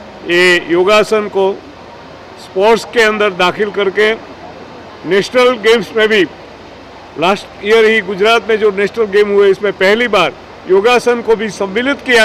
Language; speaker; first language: Hindi; native; Hindi